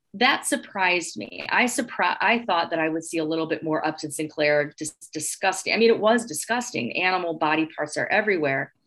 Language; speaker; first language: English; native; English